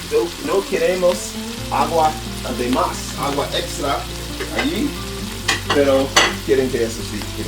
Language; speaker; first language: Spanish; non-native, learner; English